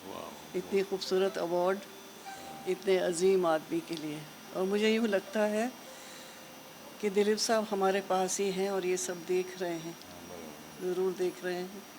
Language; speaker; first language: Hindi; native; Hindi